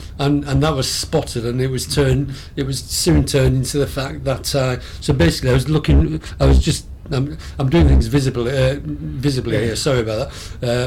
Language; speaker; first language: English; native; English